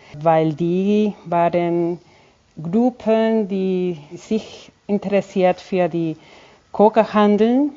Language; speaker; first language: German; non-native, fluent; Spanish